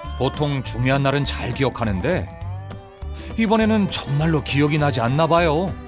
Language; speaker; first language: Korean; native; Korean